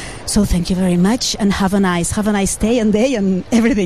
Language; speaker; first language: English; non-native, fluent; Catalan